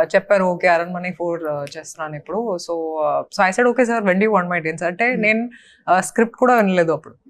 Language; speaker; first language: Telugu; non-native, fluent; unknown